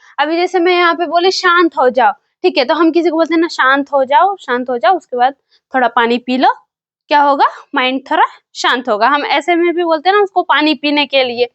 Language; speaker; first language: Hindi; non-native, local second language; Kannada